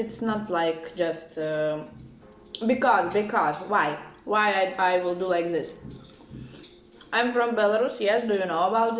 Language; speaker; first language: English; non-native, learner; Russian